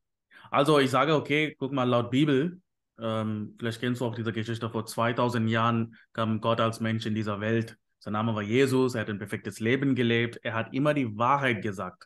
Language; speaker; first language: German; non-native, fluent; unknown